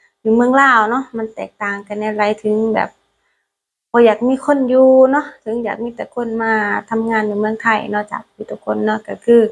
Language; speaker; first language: Thai; non-native, learner; Lao